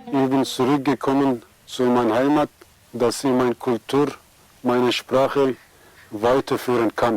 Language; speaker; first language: German; non-native, fluent; Aramaic